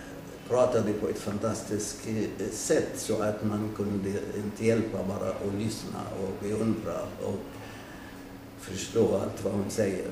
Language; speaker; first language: Swedish; non-native, fluent; Arabic